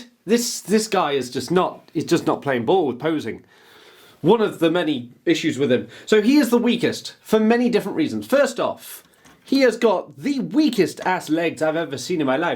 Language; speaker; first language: English; native; English